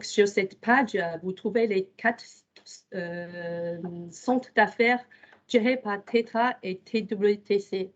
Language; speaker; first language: French; non-native, fluent; Chinese